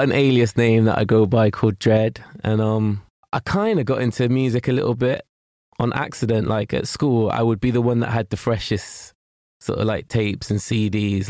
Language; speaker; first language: English; native; English